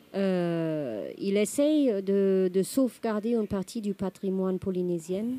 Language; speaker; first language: French; non-native, fluent; German